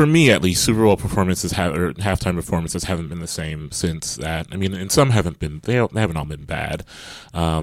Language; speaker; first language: English; native; English